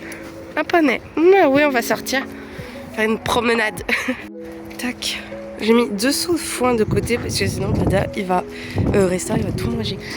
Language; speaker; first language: French; native; French